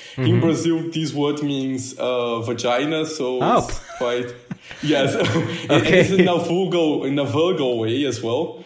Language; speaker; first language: English; non-native, fluent; Portuguese